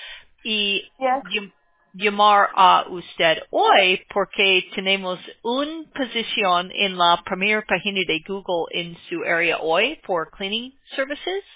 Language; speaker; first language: Spanish; non-native, learner; English